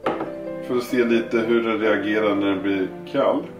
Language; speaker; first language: Swedish; native; Swedish